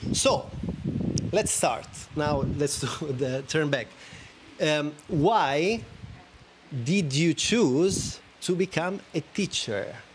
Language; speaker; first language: English; non-native, fluent; Italian